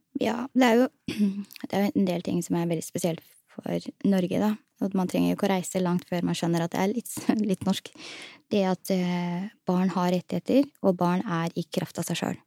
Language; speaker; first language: Norwegian; early bilingual, other home language; Somali